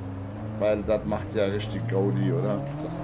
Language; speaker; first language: German; native; German